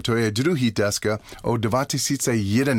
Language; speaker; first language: Czech; non-native, learner; English